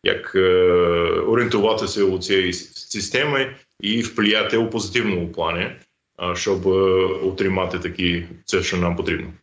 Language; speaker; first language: Ukrainian; non-native, fluent; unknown